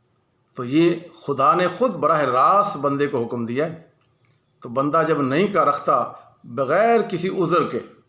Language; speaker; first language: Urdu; non-native, local second language; Punjabi